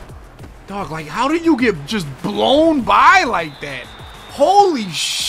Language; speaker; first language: English; native; English